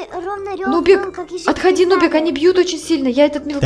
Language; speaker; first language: Russian; native; Russian